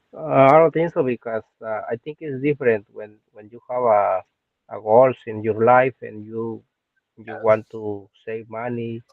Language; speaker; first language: English; non-native, learner; Spanish